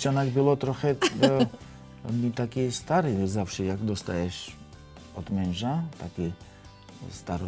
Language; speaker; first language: Polish; non-native, learner; Georgian